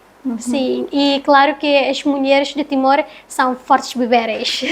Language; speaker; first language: Portuguese; non-native, learner; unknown